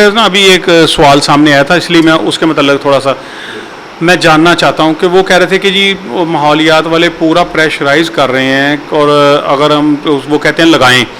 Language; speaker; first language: Urdu; non-native, local second language; Punjabi